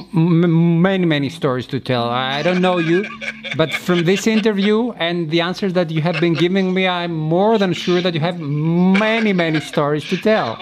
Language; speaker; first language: English; non-native, fluent; Greek